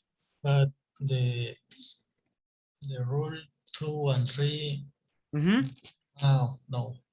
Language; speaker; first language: English; non-native, learner; Spanish